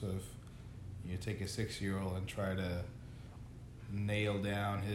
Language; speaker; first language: English; non-native, fluent; Spanish